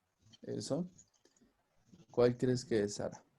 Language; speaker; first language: Spanish; native; Spanish